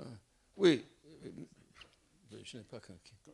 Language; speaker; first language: French; non-native, fluent; English